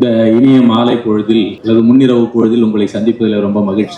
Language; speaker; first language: Tamil; native; Tamil